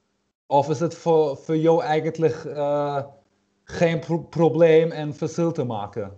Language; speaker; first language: Dutch; non-native, fluent; German